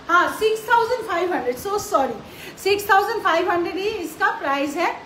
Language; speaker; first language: Hindi; non-native, local second language; Bangla